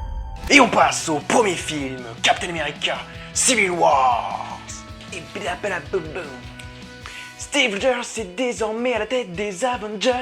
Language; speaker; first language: French; native; French